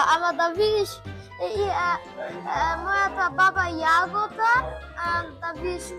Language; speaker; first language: Macedonian; early bilingual, heritage; Macedonian